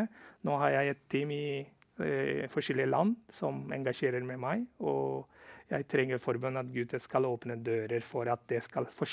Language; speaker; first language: Norwegian; non-native, fluent; Rohingya